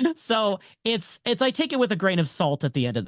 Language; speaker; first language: English; native; English